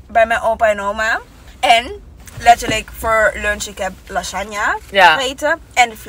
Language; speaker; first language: Dutch; non-native, learner; Italian